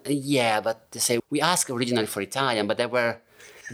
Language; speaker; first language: English; non-native, fluent; Italian